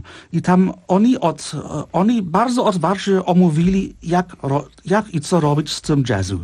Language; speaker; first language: Polish; non-native, fluent; Czech